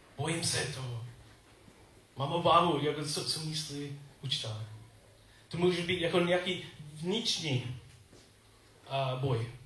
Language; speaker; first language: Czech; non-native, learner; English